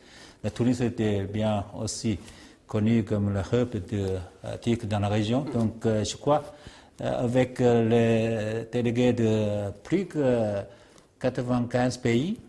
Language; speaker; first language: French; non-native, learner; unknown